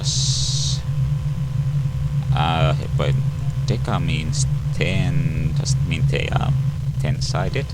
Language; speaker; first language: English; native; English